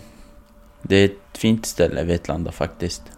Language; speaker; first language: Swedish; non-native, fluent; Kurdish